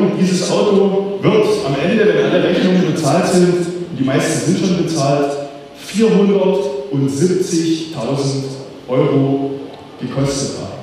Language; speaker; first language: German; native; German